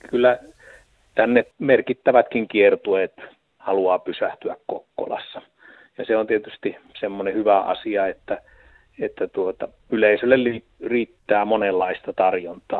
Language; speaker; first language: Finnish; native; Finnish